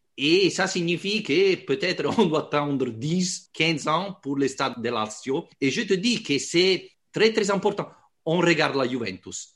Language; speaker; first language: French; non-native, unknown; Italian